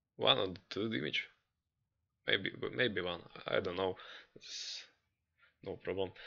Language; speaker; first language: English; non-native, learner; Slovak